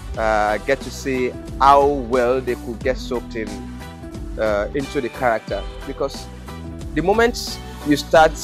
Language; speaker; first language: English; non-native, local second language; Yoruba